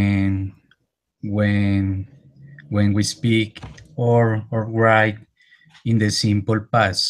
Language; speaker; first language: English; non-native, learner; Spanish